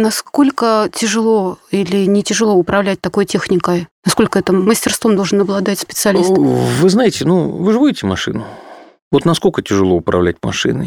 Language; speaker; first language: Russian; native; Russian